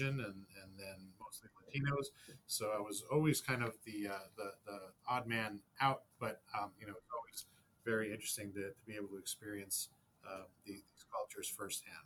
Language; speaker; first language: English; native; English